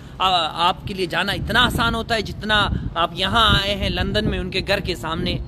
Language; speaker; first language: Urdu; non-native, local second language; Pashto